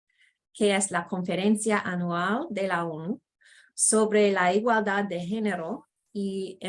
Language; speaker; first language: Spanish; non-native, fluent; English